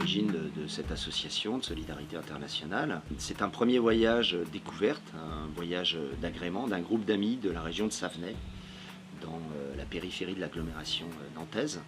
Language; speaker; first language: French; native; French